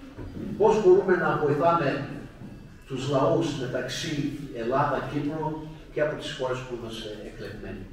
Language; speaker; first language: Greek; early bilingual, heritage; Greek